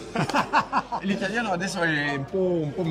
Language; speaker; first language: Italian; non-native, fluent; French